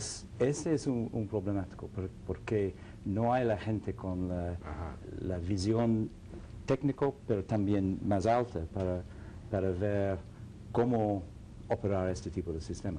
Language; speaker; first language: Spanish; non-native, fluent; English